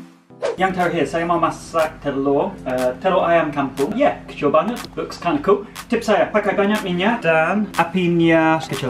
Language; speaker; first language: Indonesian; non-native, fluent; English